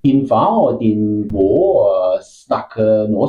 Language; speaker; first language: Norwegian; non-native, learner; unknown